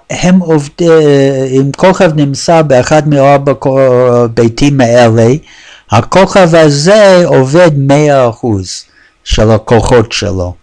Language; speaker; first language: Hebrew; non-native, fluent; English